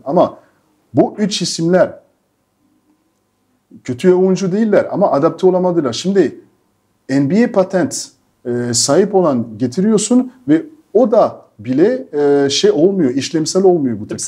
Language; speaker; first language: Turkish; non-native, fluent; French